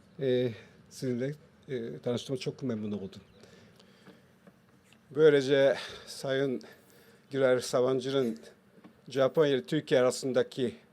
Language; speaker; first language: Turkish; non-native, fluent; Japanese